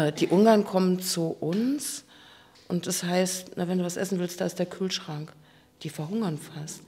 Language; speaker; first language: German; native; German